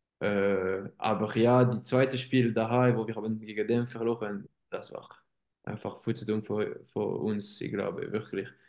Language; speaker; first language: German; non-native, local second language; French